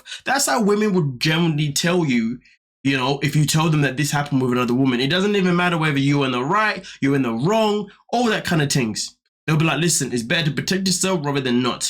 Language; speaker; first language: English; native; English